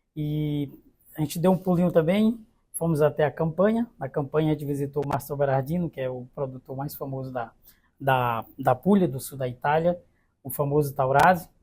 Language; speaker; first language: Portuguese; native; Portuguese